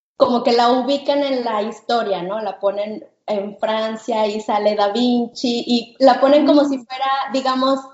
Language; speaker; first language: Spanish; native; Spanish